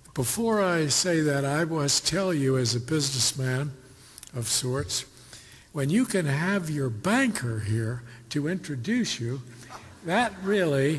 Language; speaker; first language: English; native; English